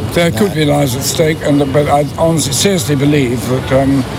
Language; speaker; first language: English; native; English